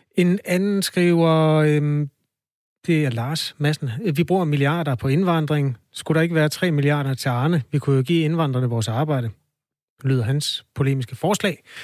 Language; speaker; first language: Danish; native; Danish